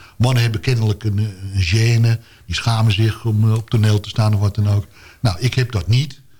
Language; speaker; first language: Dutch; native; Dutch